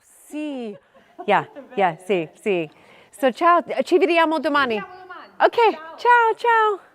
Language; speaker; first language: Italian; non-native, learner; English